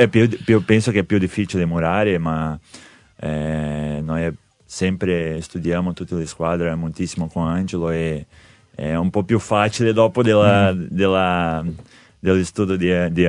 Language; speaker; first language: Italian; non-native, learner; Portuguese